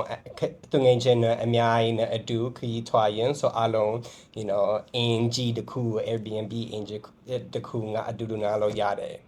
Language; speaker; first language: Burmese; non-native, fluent; English